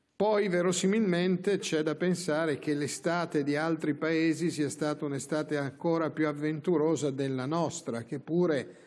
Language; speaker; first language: Italian; native; Italian